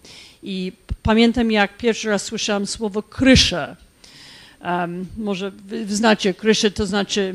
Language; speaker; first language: Polish; non-native, fluent; English